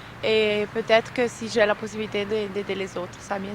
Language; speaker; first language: French; non-native, local second language; Italian